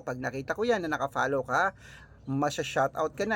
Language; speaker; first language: Filipino; native; Filipino